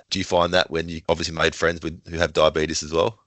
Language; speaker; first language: English; native; English